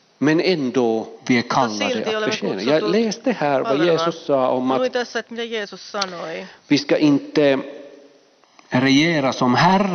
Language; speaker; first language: Swedish; non-native, fluent; Finnish